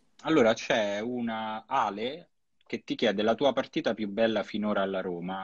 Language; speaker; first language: Italian; native; Italian